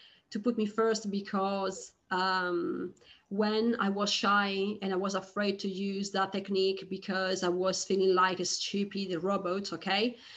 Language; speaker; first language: English; non-native, fluent; Italian